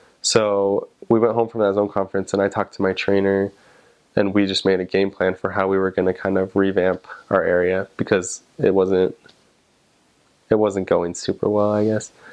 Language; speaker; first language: English; native; English